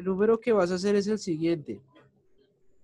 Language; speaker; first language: Spanish; native; Spanish